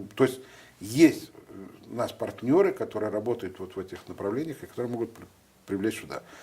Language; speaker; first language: Russian; native; Russian